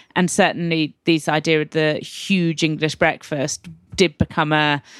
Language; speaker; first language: English; native; English